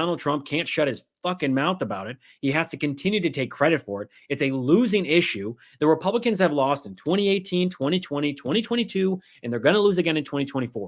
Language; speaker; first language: English; native; English